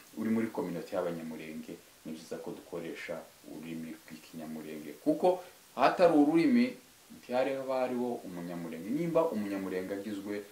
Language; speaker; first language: Kinyarwanda; native; Kinyarwanda